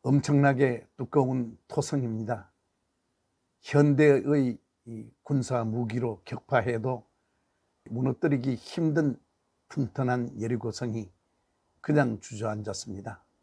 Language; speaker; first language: Korean; native; Korean